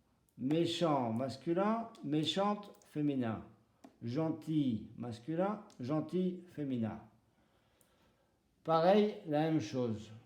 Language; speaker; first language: French; non-native, fluent; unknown